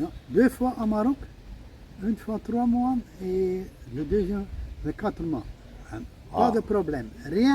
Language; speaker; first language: French; non-native, local second language; Dutch